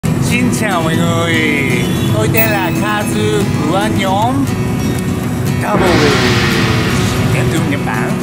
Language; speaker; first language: Vietnamese; non-native, learner; Japanese